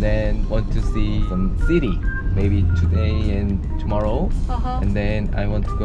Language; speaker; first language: English; non-native, learner; Korean